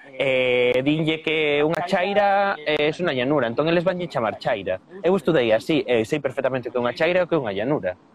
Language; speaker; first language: Galician; non-native, local second language; Spanish